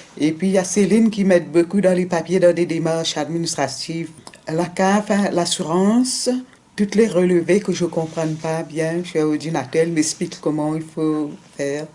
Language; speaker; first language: French; non-native, local second language; Morisyen